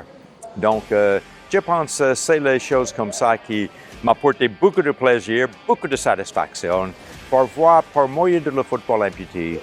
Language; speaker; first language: French; non-native, local second language; Haitian Creole